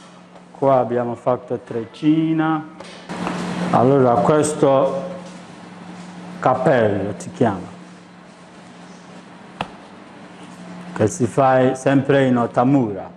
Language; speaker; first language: Italian; non-native, learner; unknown